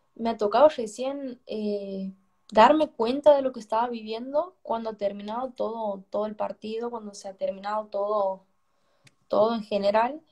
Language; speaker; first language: Spanish; native; Spanish